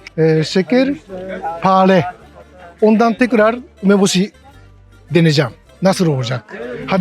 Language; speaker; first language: Turkish; non-native, learner; Japanese